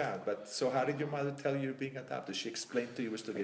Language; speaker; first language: English; non-native, fluent; Spanish